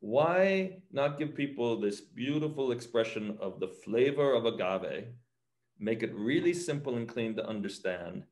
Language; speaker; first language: English; native; English